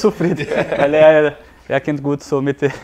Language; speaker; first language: German; non-native, learner; Portuguese